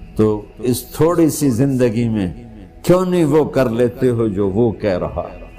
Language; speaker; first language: Urdu; non-native, local second language; Punjabi